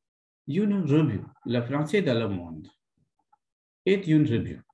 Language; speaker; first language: French; non-native, fluent; Hindi